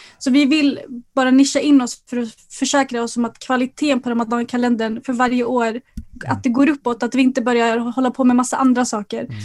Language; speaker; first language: Swedish; early bilingual, other home language; Arabic